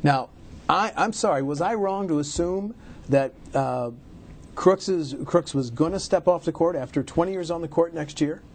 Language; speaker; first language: English; native; English